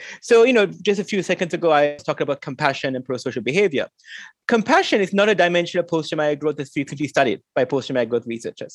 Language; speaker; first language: English; non-native, local second language; Sinhala